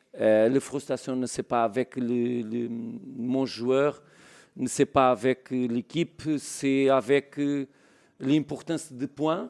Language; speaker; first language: French; non-native, learner; Portuguese